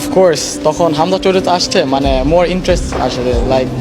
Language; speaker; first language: Bangla; early bilingual, heritage; Swedish